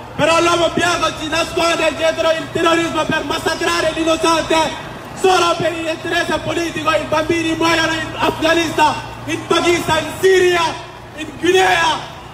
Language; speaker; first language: Italian; non-native, learner; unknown